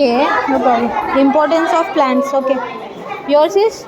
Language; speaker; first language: English; non-native, local second language; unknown